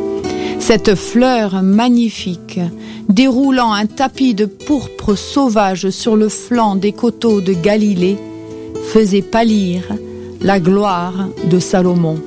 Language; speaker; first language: French; native; French